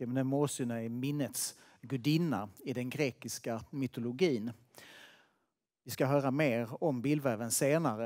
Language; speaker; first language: Swedish; native; Swedish